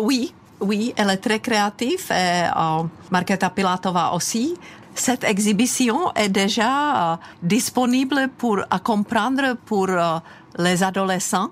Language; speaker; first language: French; non-native, fluent; Czech